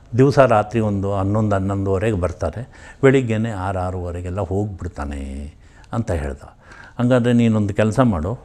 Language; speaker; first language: Kannada; native; Kannada